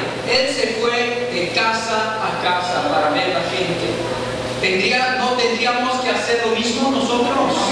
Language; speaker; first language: Spanish; non-native, learner; German